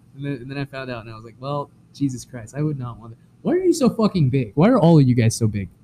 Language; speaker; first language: English; native; English